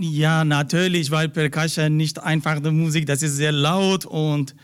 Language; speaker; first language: German; non-native, learner; Persian